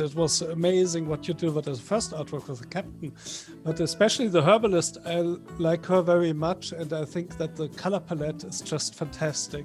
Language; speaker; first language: English; non-native, fluent; German